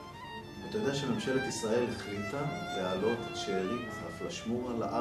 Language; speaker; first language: Hebrew; native; Hebrew